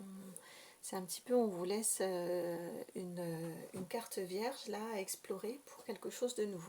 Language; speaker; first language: French; native; French